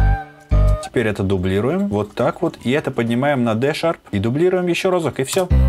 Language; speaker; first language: Russian; native; Russian